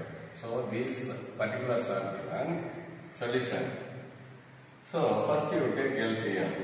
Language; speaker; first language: English; non-native, local second language; Tamil